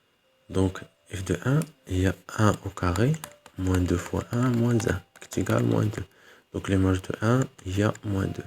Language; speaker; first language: French; non-native, local second language; Arabic